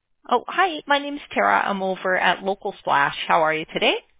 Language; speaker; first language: English; native; English